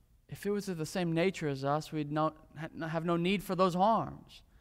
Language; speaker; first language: English; native; English